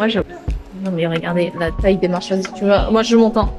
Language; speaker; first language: French; native; French